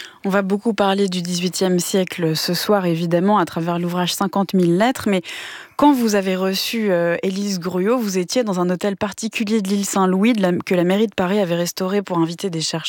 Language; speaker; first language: French; native; French